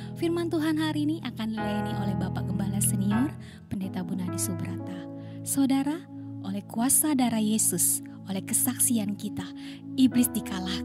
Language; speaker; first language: Indonesian; native; Indonesian